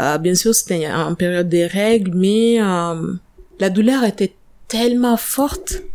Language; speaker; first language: French; non-native, fluent; Italian